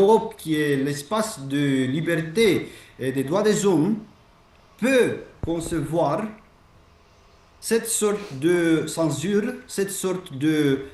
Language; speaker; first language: French; non-native, fluent; Romanian